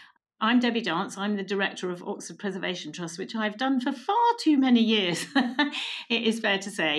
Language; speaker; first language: English; native; English